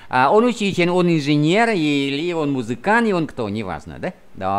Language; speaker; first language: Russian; non-native, fluent; Vietnamese